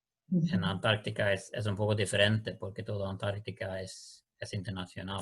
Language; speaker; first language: Spanish; non-native, learner; Swedish